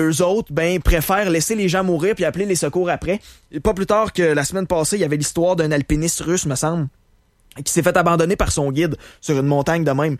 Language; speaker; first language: French; native; French